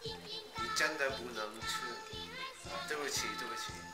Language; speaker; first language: Chinese; non-native, learner; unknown